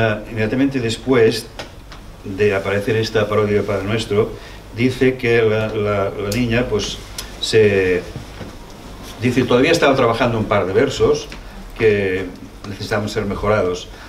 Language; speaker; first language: Spanish; non-native, local second language; Catalan